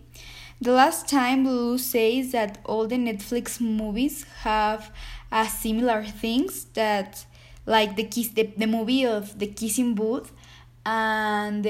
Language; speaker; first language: English; non-native, learner; Spanish